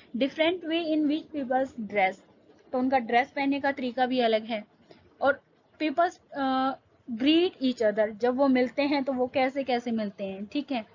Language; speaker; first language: Hindi; native; Hindi